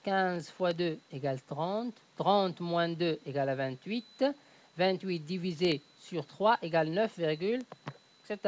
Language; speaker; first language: French; native; French